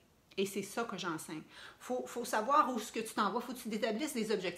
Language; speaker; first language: French; native; French